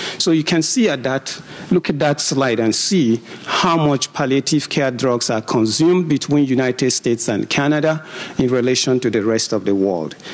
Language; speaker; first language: English; non-native, local second language; Igbo